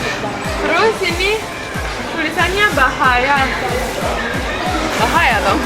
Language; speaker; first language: Indonesian; non-native, fluent; Romanian